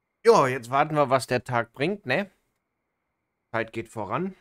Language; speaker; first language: German; native; German